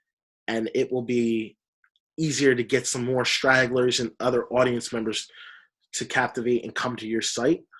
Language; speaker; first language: English; native; English